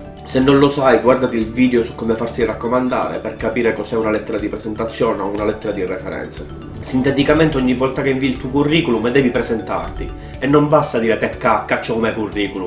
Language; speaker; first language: Italian; native; Italian